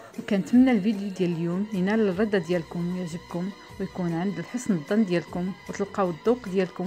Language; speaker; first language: Arabic; native; Arabic